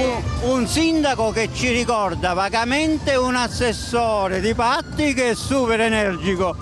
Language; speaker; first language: Italian; native; Italian